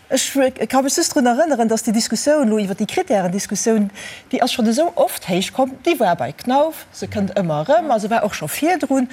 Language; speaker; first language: Luxembourgish; native; Luxembourgish